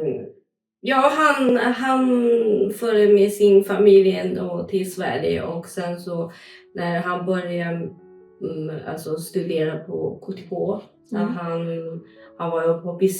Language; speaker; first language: Swedish; non-native, fluent; Chinese